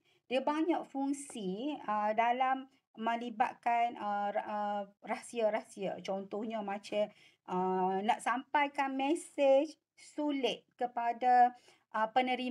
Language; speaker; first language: Malay; native; Malay